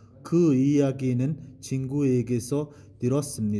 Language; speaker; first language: Korean; non-native, fluent; Mongolian